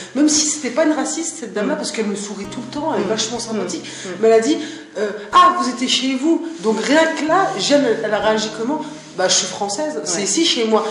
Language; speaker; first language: French; early bilingual, other home language; Arabic